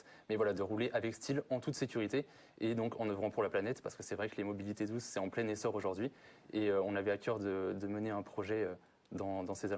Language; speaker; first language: French; native; French